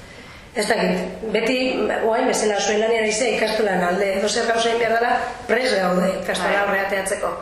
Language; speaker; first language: Basque; native; Basque